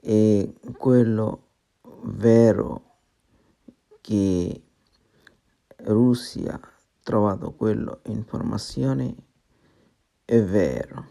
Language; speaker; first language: Italian; non-native, learner; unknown